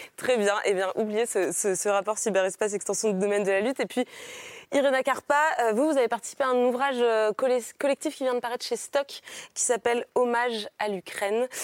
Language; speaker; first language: French; native; French